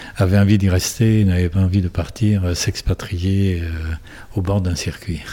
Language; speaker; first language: French; native; French